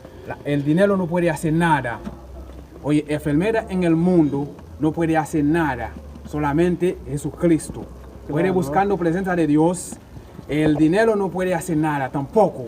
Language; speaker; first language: Spanish; non-native, learner; Haitian Creole